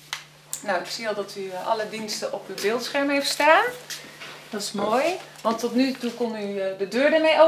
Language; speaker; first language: Dutch; native; Dutch